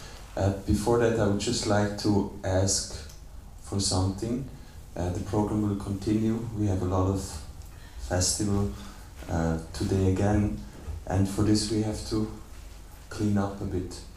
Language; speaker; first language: English; non-native, fluent; German